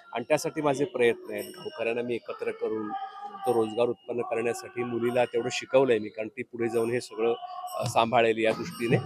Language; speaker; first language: Marathi; native; Marathi